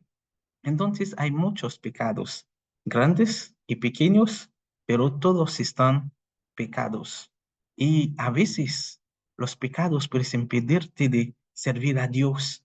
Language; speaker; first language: Spanish; non-native, fluent; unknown